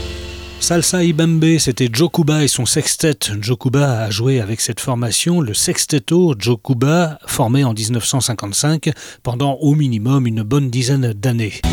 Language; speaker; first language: French; native; French